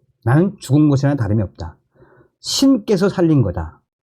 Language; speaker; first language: Korean; native; Korean